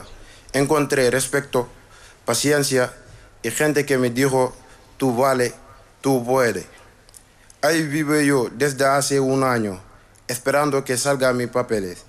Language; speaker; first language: Spanish; non-native, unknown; Wolof